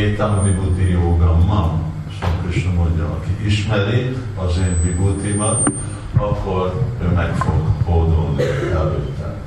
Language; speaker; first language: Hungarian; non-native, learner; Russian